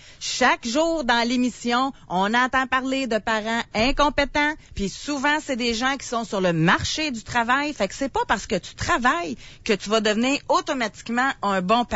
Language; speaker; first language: French; native; French